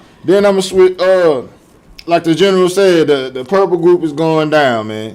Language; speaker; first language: English; native; English